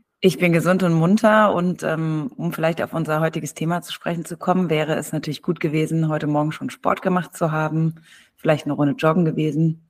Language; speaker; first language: German; native; German